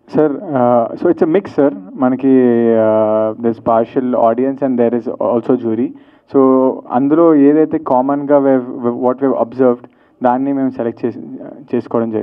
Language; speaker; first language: Telugu; native; Telugu